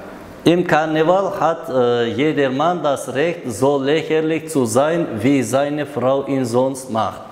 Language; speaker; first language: German; non-native, learner; Uzbek